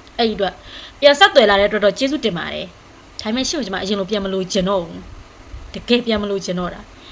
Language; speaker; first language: Burmese; native; Burmese